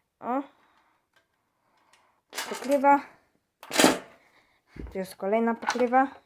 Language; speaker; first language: Polish; native; Polish